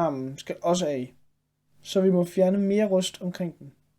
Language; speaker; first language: Danish; native; Danish